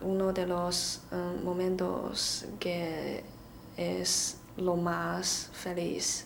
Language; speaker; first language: Spanish; non-native, learner; Chinese